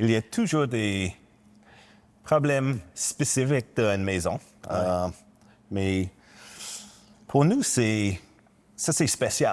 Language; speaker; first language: French; non-native, learner; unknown